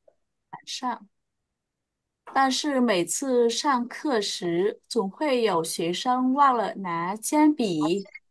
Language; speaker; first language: Chinese; non-native, fluent; Vietnamese